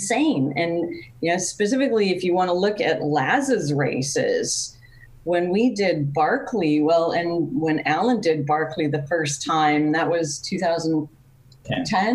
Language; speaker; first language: English; native; English